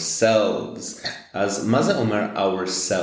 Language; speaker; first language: Hebrew; non-native, fluent; English